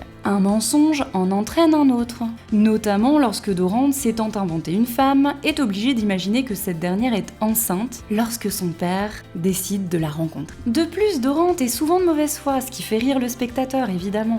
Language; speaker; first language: French; native; French